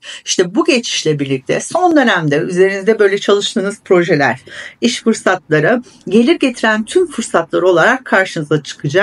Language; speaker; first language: Turkish; native; Turkish